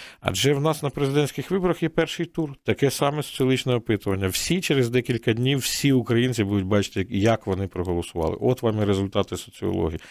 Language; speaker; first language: Ukrainian; native; Ukrainian